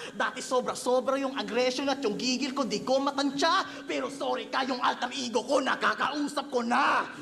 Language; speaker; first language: Filipino; non-native, local second language; Hiligaynon